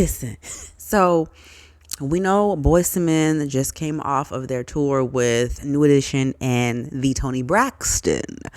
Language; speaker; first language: English; native; English